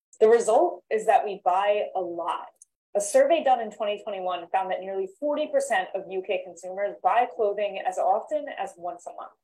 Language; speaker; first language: English; native; English